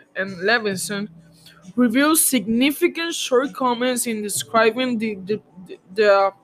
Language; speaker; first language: English; non-native, learner; Spanish